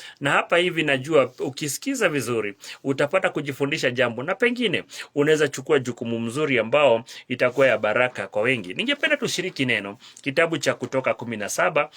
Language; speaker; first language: Swahili; non-native, local second language; Kikuyu